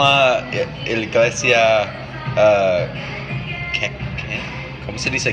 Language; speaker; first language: Spanish; non-native, learner; English